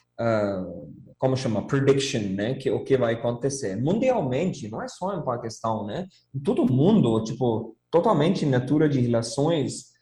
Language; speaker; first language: Portuguese; non-native, fluent; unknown